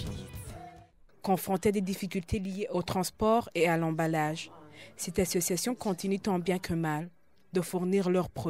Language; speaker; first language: French; non-native, local second language; Rundi